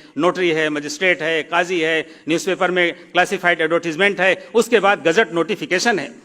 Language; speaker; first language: Urdu; native; Urdu